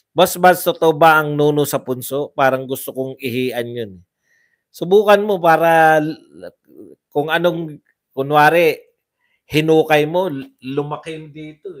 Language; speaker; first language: Filipino; non-native, local second language; Cebuano